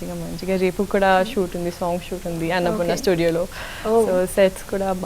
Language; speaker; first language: Telugu; non-native, local second language; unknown